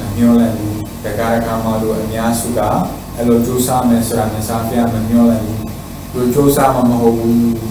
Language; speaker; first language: Burmese; non-native, fluent; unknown